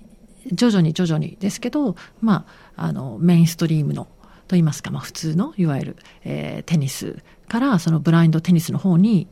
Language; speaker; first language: Japanese; native; Japanese